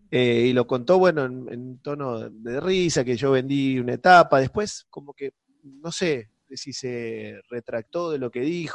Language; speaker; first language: Spanish; native; Spanish